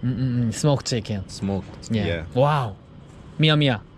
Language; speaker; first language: English; non-native, learner; Korean